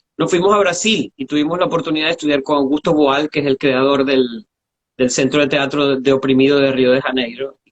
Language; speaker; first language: Spanish; native; Spanish